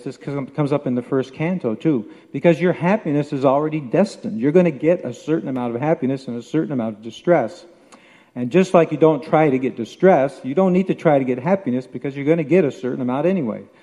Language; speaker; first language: English; native; English